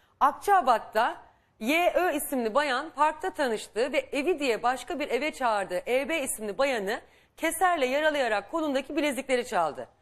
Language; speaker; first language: Turkish; native; Turkish